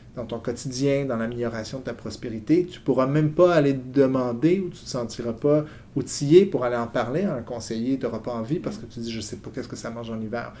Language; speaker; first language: French; native; French